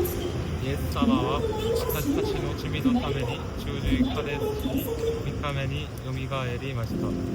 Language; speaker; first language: Japanese; non-native, learner; Korean